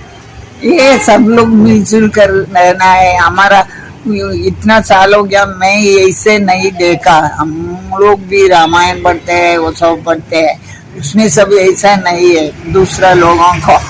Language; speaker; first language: Hindi; non-native, local second language; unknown